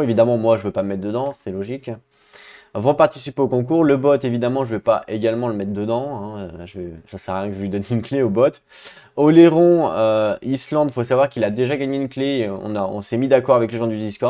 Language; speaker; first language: French; native; French